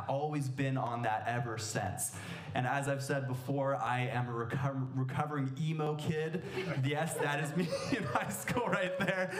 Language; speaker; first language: English; native; English